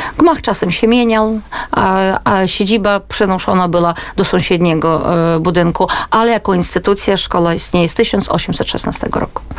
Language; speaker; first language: Polish; early bilingual, heritage; Polish